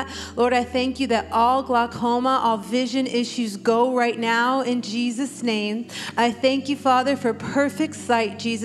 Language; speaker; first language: English; native; English